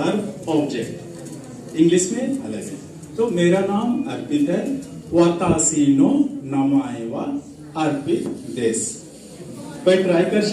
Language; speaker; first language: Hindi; native; Hindi